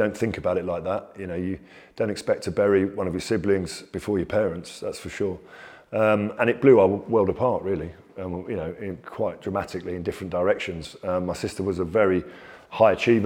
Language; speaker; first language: English; native; English